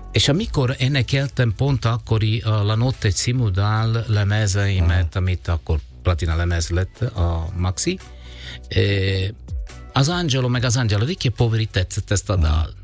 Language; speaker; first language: Hungarian; non-native, fluent; Italian